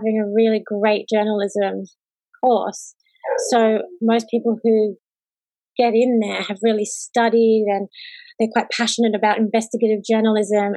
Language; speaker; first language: English; native; English